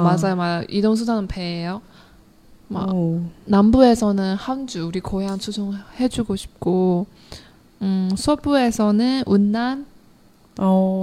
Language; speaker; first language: Korean; non-native, learner; Chinese